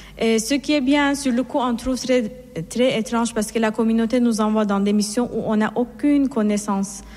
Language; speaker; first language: French; non-native, fluent; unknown